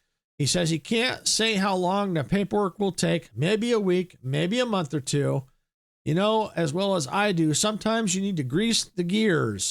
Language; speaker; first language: English; native; English